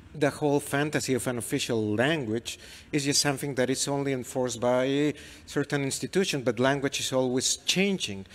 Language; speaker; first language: English; non-native, fluent; Spanish